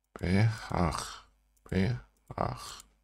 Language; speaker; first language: Hebrew; non-native, learner; Korean